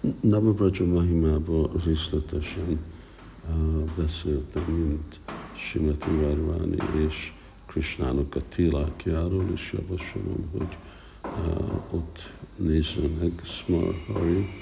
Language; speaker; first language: Hungarian; early bilingual, heritage; Hungarian